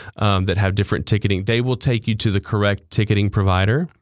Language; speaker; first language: English; native; English